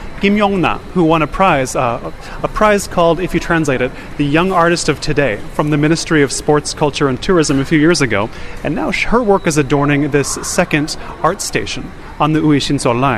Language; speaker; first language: English; native; English